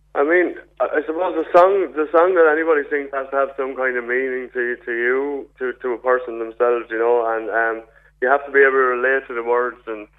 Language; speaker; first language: English; native; English